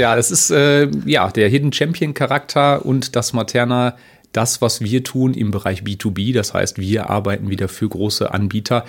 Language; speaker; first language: German; native; German